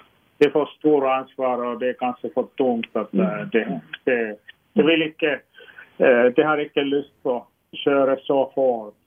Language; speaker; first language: Swedish; non-native, local second language; Finnish